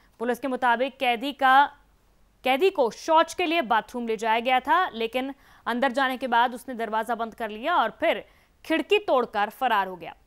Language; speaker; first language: Hindi; native; Hindi